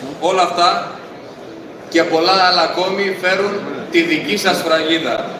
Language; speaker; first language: Greek; native; Greek